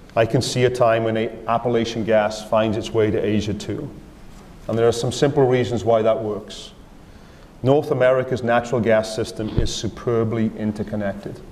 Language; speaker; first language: English; native; English